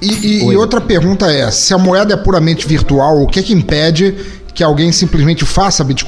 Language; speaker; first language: Portuguese; native; Portuguese